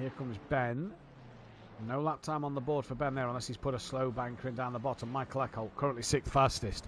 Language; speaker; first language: English; native; English